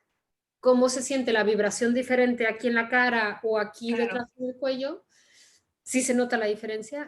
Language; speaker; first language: Spanish; native; Spanish